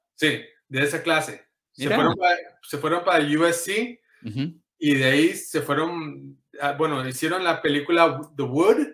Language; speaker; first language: Spanish; early bilingual, heritage; Spanish